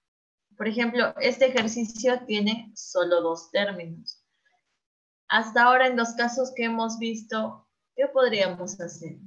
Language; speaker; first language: Spanish; native; Spanish